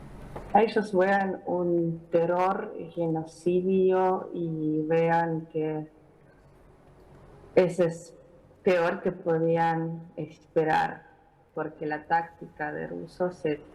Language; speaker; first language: Spanish; non-native, fluent; Ukrainian